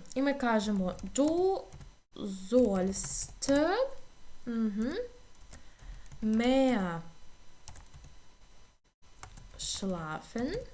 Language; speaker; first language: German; non-native, fluent; Ukrainian